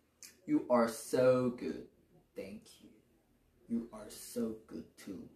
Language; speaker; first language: English; non-native, learner; Korean